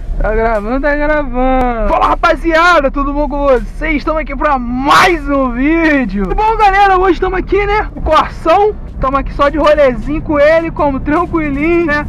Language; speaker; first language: Portuguese; native; Portuguese